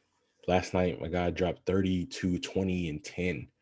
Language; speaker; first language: English; native; English